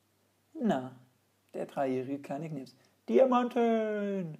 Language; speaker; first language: German; native; German